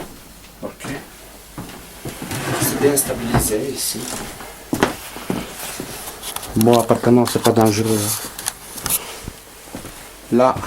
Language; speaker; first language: French; non-native, learner; Italian